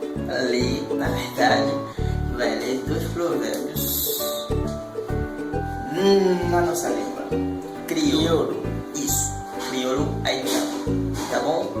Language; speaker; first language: Portuguese; non-native, local second language; Haitian Creole